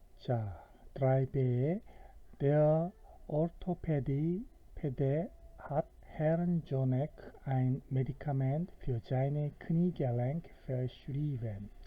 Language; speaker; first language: German; non-native, fluent; Korean